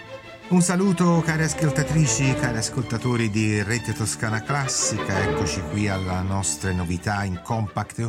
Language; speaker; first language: Italian; native; Italian